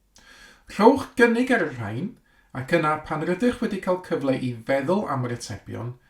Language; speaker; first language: Welsh; native; Welsh